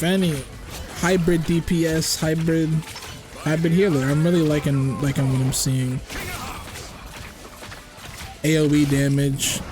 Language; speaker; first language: English; native; English